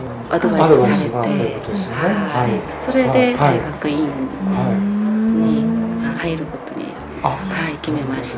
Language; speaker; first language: Japanese; non-native, fluent; Korean